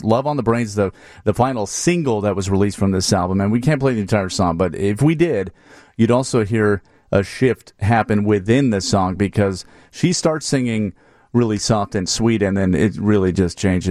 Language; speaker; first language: English; native; English